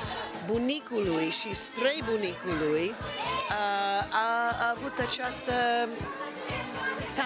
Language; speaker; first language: Romanian; non-native, learner; English